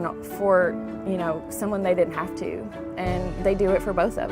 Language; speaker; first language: English; native; English